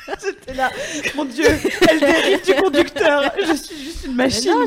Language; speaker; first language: French; native; French